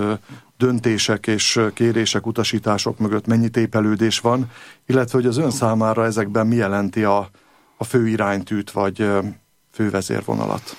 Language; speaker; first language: Hungarian; native; Hungarian